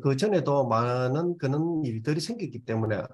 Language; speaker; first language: Korean; native; Korean